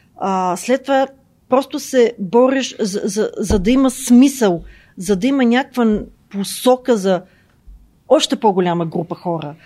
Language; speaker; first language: Bulgarian; native; Bulgarian